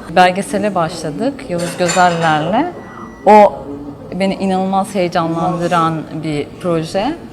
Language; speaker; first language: Turkish; early bilingual, heritage; Turkish